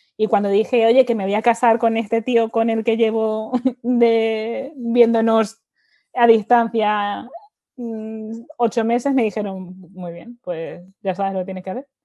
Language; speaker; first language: Spanish; native; Spanish